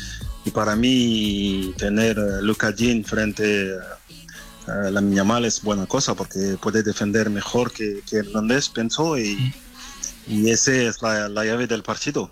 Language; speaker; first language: Spanish; non-native, learner; French